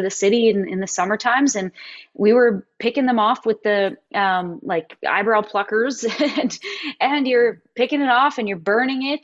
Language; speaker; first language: English; native; English